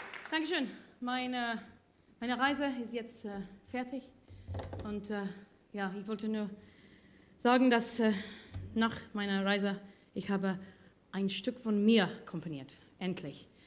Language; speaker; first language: German; non-native, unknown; English